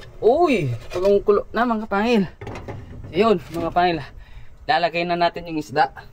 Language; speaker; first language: Filipino; non-native, local second language; Iloko